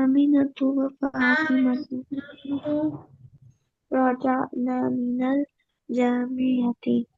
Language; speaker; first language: Arabic; non-native, learner; Bangla